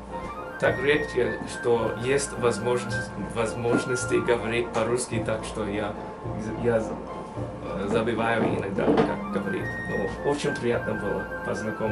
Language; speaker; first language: Russian; non-native, learner; English